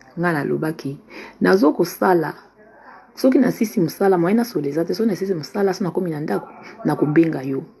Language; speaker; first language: Lingala; non-native, fluent; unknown